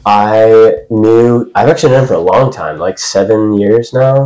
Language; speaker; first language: English; native; English